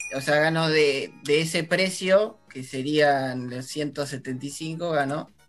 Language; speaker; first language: Spanish; native; Spanish